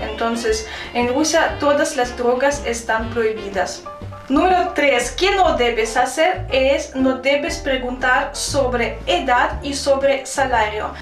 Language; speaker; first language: Spanish; non-native, fluent; Russian